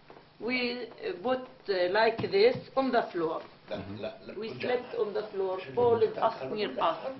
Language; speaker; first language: English; non-native, learner; Arabic